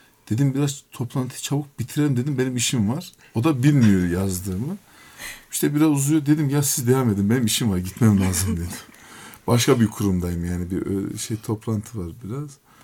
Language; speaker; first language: Turkish; native; Turkish